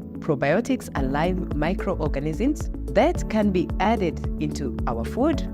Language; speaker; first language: English; native; English